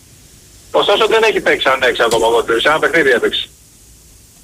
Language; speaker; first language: Greek; native; Greek